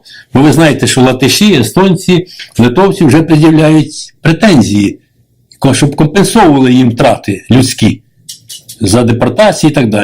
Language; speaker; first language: Ukrainian; native; Ukrainian